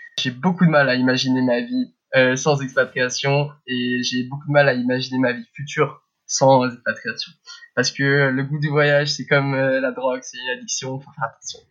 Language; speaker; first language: French; early bilingual, heritage; French